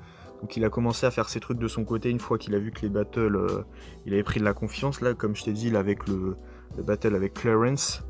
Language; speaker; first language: French; native; French